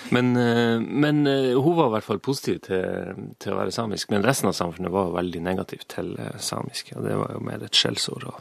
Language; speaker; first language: Norwegian; native; Norwegian